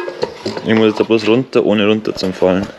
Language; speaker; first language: German; native; German